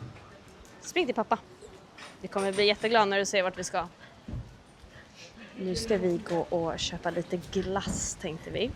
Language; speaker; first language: Swedish; native; Swedish